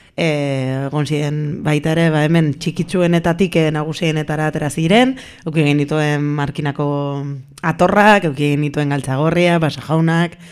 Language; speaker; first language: Basque; non-native, local second language; Spanish